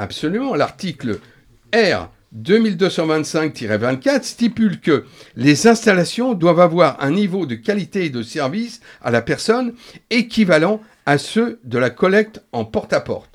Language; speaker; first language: French; native; French